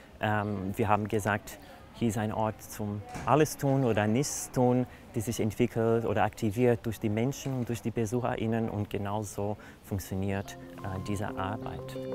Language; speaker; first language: German; non-native, fluent; Portuguese